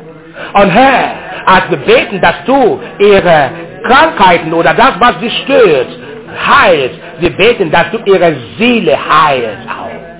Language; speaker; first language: German; non-native, learner; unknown